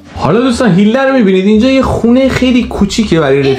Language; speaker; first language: Persian; native; Persian